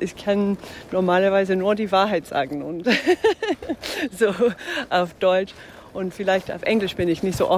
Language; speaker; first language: German; non-native, fluent; English